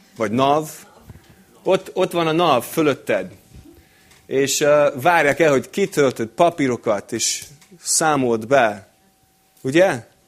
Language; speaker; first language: Hungarian; non-native, fluent; English